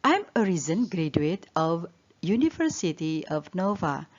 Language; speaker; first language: English; non-native, learner; Indonesian